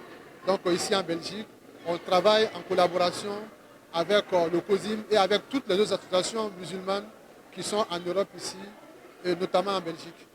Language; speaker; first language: French; non-native, local second language; Dyula